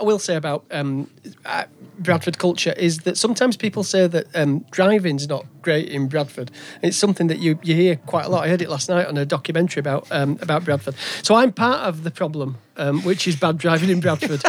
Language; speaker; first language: English; native; English